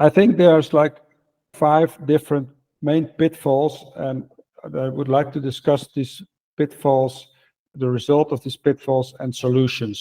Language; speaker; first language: English; non-native, fluent; Dutch